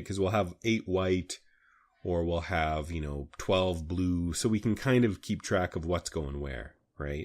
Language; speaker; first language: English; native; English